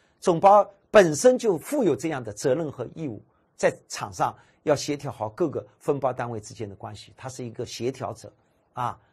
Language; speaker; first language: Chinese; native; Chinese